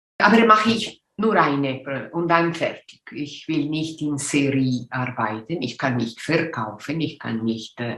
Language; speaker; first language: German; non-native, local second language; Italian